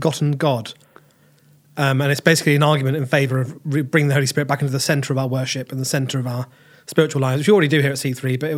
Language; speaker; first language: English; native; English